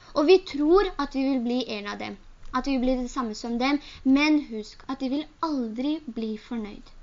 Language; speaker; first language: Norwegian; early bilingual, other home language; Urdu